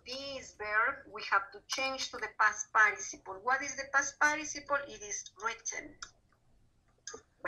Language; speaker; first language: English; non-native, fluent; Spanish